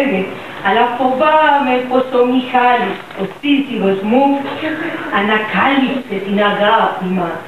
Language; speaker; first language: Greek; non-native, learner; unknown